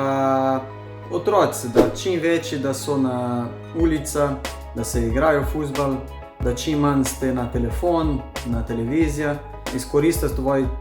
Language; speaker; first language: Slovenian; non-native, learner; Portuguese